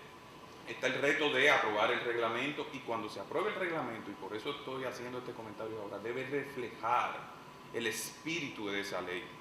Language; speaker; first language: Spanish; native; Spanish